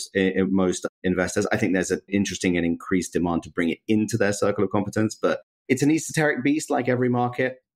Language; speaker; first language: English; native; English